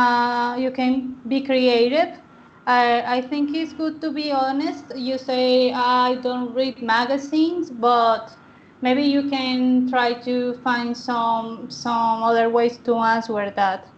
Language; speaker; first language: English; non-native, learner; Spanish